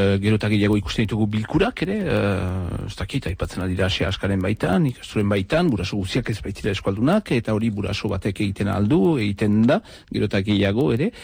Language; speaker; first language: Basque; native; Basque